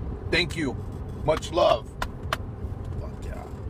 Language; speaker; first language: English; early bilingual, other home language; Spanish